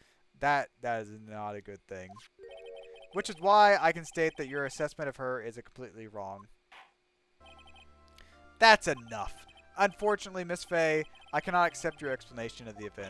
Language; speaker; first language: English; native; English